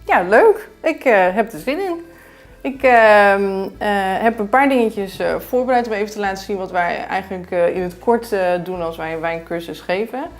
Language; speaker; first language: Dutch; native; Dutch